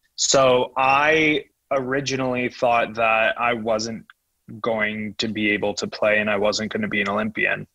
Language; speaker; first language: English; native; English